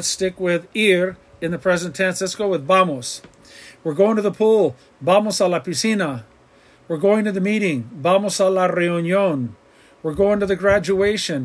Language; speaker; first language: English; native; English